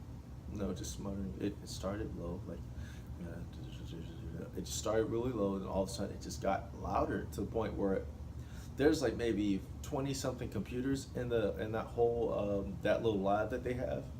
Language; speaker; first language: English; native; English